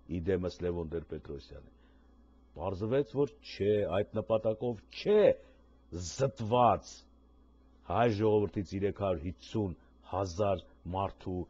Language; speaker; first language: Armenian; native; Armenian